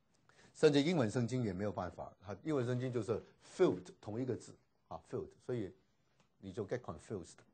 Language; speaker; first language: Chinese; native; Chinese